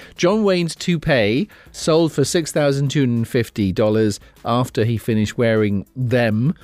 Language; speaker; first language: English; native; English